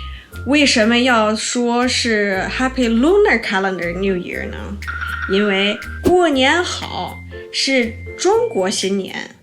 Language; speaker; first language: Chinese; native; Chinese